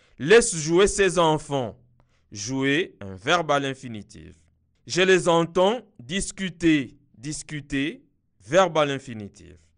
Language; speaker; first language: French; non-native, local second language; Kinyarwanda